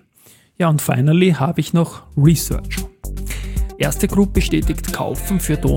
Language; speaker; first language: German; native; German